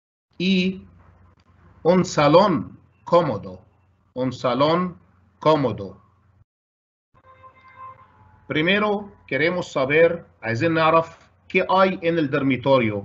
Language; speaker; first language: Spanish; non-native, fluent; Arabic